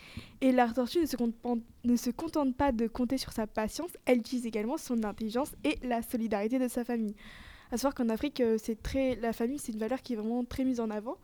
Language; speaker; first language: French; native; French